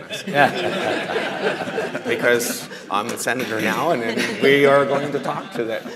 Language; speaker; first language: English; native; English